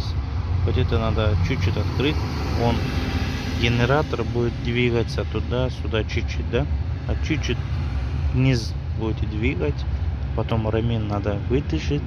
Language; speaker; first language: Russian; non-native, local second language; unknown